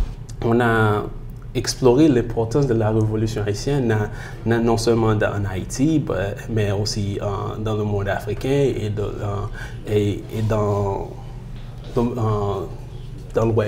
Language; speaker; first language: French; early bilingual, heritage; French